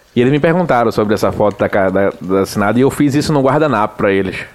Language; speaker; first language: Portuguese; native; Portuguese